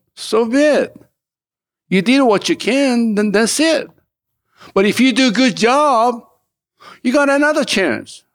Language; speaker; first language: English; non-native, fluent; Korean